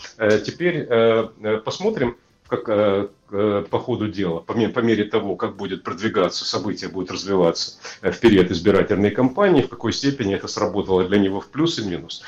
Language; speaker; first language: Russian; native; Russian